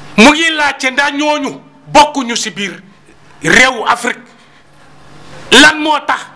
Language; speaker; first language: Wolof; non-native, local second language; Fula